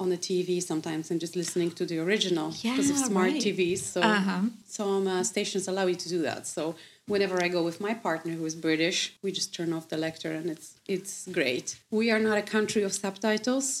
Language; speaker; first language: English; non-native, fluent; Polish